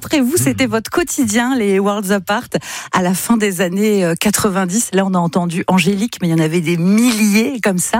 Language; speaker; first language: French; native; French